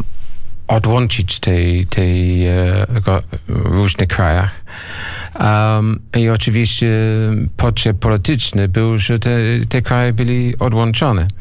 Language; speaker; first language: Polish; non-native, learner; English